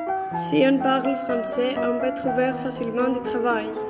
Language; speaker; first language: French; non-native, learner; Greek